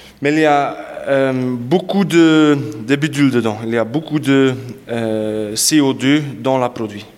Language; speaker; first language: French; non-native, local second language; Dutch